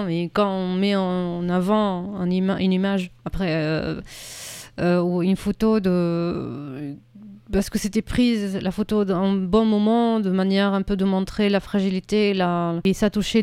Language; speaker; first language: French; non-native, fluent; Arabic